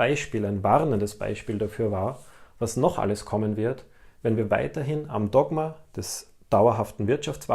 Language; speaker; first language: German; native; German